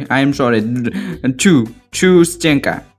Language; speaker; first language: English; non-native, learner; Kazakh